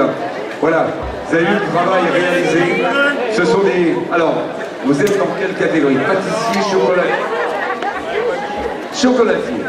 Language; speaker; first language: French; native; French